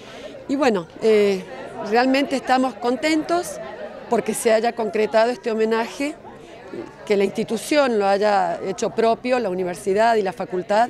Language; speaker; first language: Spanish; native; Spanish